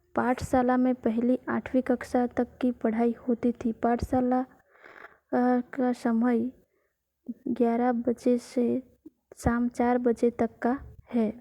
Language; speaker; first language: Hindi; non-native, local second language; Gujarati